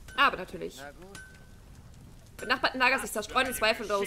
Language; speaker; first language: German; native; German